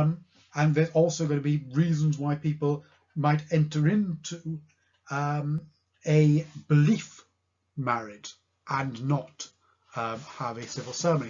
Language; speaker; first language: English; native; English